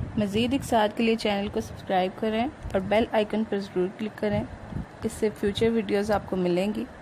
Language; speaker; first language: Urdu; native; Urdu